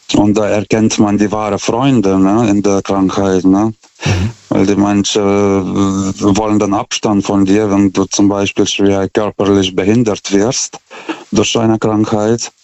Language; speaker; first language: German; non-native, fluent; Lithuanian